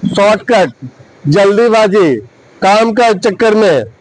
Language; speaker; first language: Hindi; non-native, local second language; Bangla